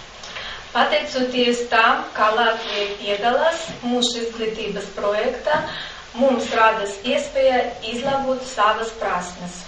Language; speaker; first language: Latvian; non-native, learner; Russian